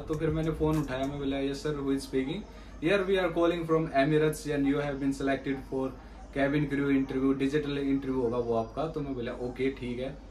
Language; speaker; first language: Hindi; native; Hindi